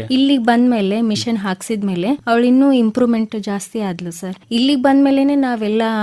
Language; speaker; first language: Kannada; native; Kannada